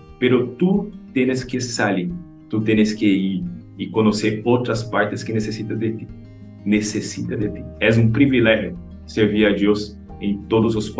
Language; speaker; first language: Spanish; non-native, learner; Portuguese